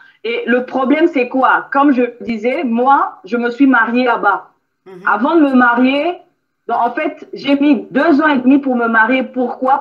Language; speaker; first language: French; non-native, local second language; Lingala